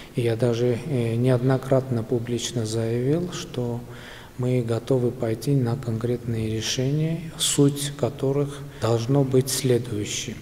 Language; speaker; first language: Russian; non-native, local second language; Armenian